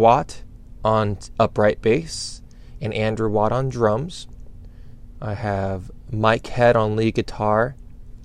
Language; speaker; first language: English; native; English